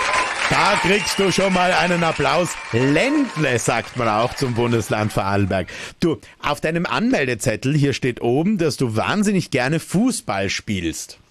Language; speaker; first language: German; native; German